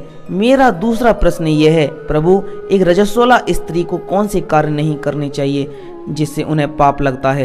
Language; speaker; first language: Hindi; native; Hindi